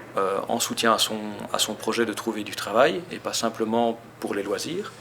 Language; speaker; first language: French; native; French